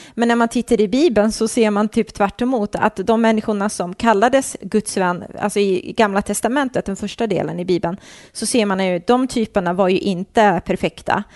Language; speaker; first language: Swedish; early bilingual, other home language; Croatian